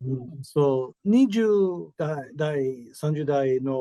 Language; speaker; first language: Japanese; non-native, learner; English